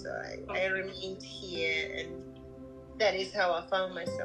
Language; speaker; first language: English; non-native, local second language; Zulu